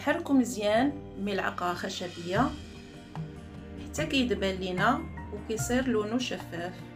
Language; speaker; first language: Arabic; native; Arabic